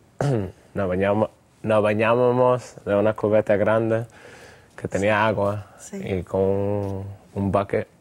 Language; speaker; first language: Spanish; early bilingual, other home language; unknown